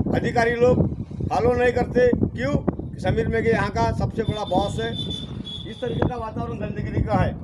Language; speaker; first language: Hindi; non-native, local second language; Marathi